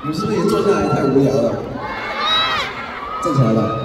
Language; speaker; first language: Chinese; early bilingual, heritage; English